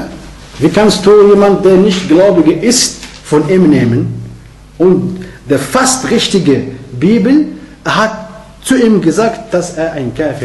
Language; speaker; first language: German; non-native, fluent; Arabic